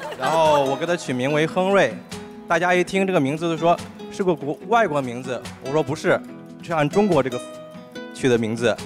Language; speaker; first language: Chinese; native; Chinese